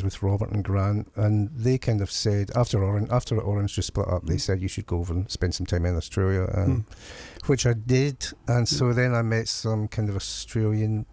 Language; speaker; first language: English; native; English